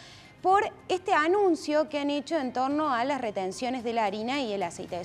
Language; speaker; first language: Spanish; native; Spanish